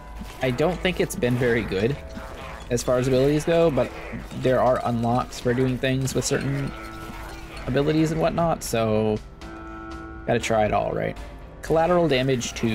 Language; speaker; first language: English; native; English